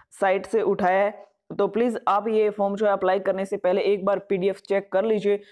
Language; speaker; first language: Hindi; non-native, local second language; Punjabi